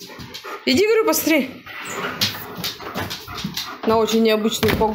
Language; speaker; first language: Russian; native; Russian